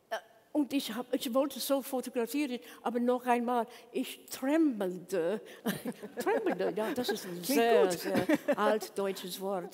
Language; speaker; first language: German; non-native, learner; English